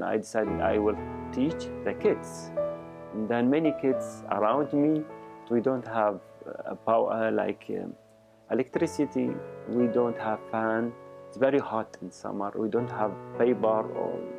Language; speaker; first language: English; non-native, learner; Arabic